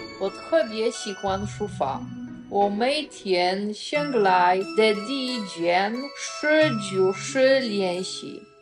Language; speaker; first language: Chinese; non-native, learner; Polish